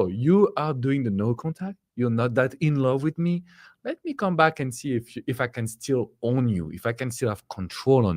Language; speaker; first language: English; non-native, fluent; French